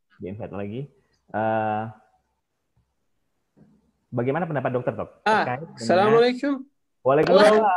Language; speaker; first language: Indonesian; native; Indonesian